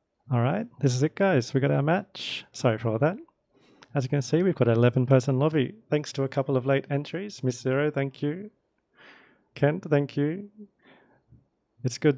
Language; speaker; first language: English; native; English